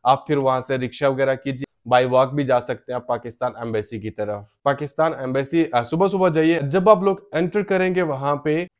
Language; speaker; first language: Hindi; native; Hindi